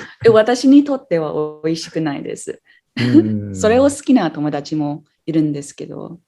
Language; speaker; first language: Japanese; non-native, fluent; English